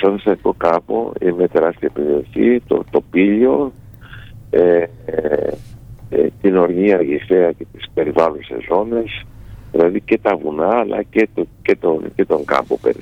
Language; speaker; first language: Greek; native; Greek